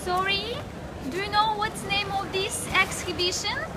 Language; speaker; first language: English; non-native, learner; Russian